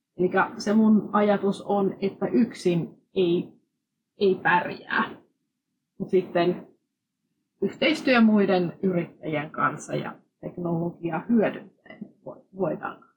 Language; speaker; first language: Finnish; non-native, fluent; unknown